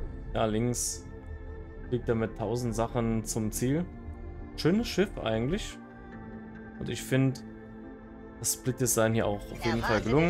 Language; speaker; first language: German; native; German